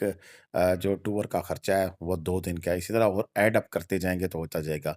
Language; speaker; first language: Hindi; non-native, local second language; Punjabi